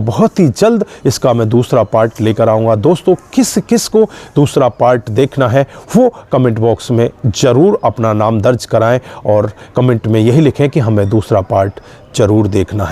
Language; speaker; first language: Hindi; native; Hindi